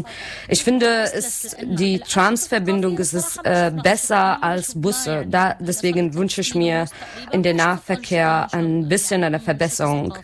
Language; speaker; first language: German; non-native, learner; Arabic